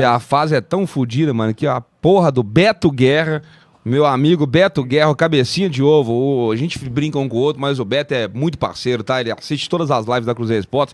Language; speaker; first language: Portuguese; native; Portuguese